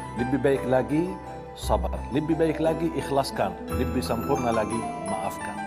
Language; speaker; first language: Indonesian; non-native, fluent; Arabic